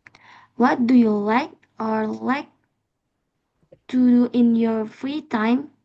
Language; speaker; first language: English; non-native, learner; Indonesian